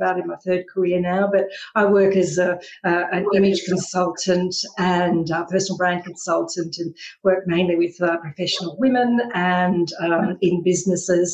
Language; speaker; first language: English; native; English